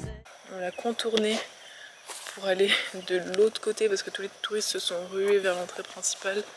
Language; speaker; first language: French; native; French